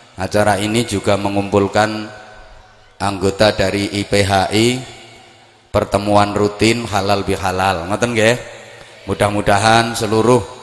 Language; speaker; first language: Indonesian; non-native, local second language; Javanese